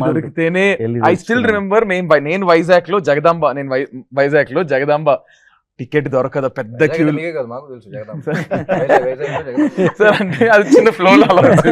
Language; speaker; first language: Telugu; native; Telugu